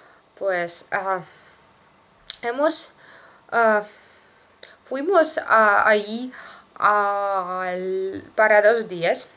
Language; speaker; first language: Spanish; non-native, learner; Russian